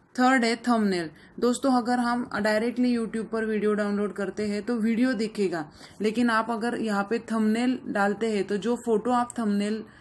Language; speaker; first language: Hindi; non-native, local second language; Marathi